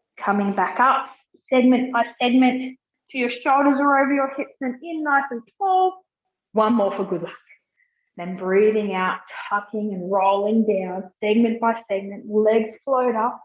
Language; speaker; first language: English; native; English